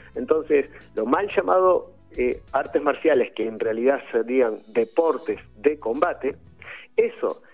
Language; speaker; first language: Spanish; native; Spanish